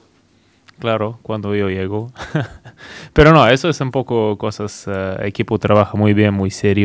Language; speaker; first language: Spanish; non-native, learner; Bulgarian